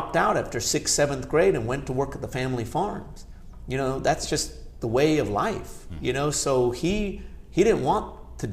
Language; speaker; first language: English; early bilingual, other home language; Gujarati